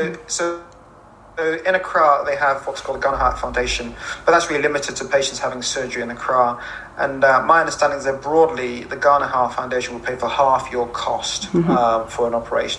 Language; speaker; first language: English; non-native, local second language; Akan